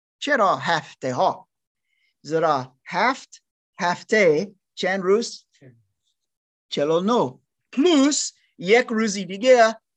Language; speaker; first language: Persian; non-native, learner; German